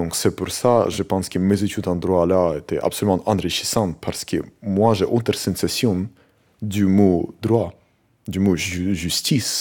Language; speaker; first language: French; non-native, fluent; Russian